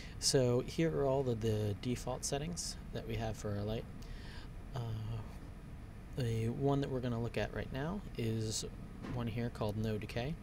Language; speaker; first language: English; native; English